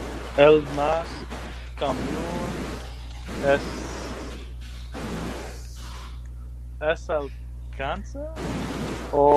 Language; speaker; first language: Spanish; non-native, learner; English